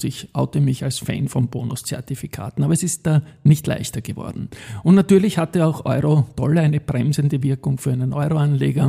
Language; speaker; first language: German; native; German